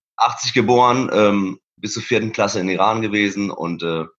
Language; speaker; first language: German; early bilingual, other home language; Persian